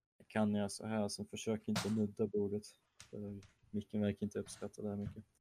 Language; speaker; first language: Swedish; early bilingual, other home language; German